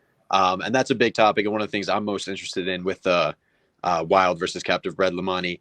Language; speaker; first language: English; native; English